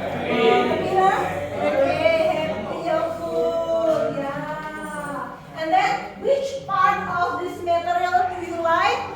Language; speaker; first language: English; non-native, fluent; Indonesian